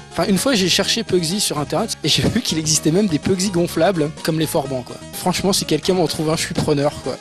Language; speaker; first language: French; native; French